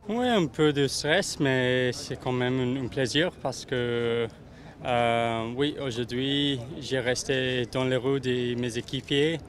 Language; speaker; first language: French; non-native, learner; English